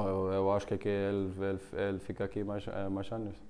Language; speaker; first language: Portuguese; non-native, learner; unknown